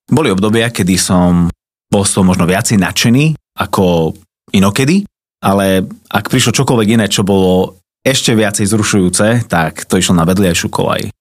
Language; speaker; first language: Slovak; native; Slovak